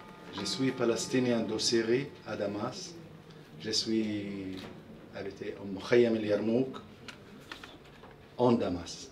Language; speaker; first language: French; non-native, learner; Arabic